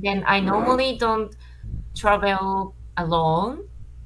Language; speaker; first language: English; non-native, learner; Japanese